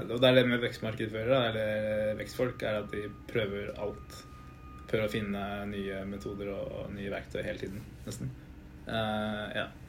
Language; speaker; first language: Norwegian; early bilingual, other home language; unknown